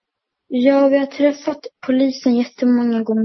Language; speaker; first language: Swedish; early bilingual, other home language; Amharic